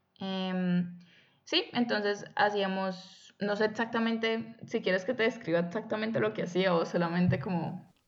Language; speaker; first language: Spanish; native; Spanish